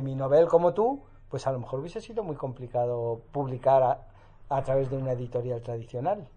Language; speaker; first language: Spanish; native; Spanish